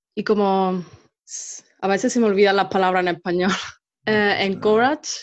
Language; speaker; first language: Spanish; native; Spanish